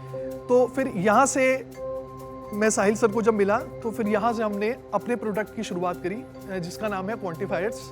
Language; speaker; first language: Hindi; native; Hindi